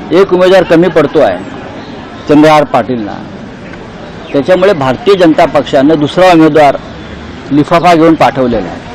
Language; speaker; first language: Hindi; non-native, local second language; Marathi